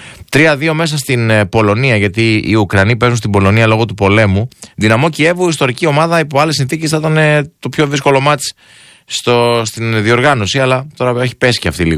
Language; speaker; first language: Greek; native; Greek